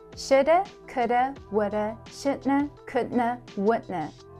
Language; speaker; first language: English; non-native, fluent; Chinese